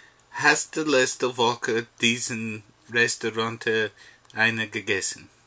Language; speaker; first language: German; non-native, learner; English